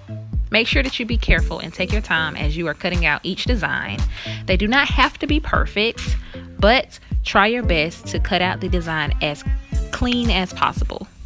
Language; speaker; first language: English; native; English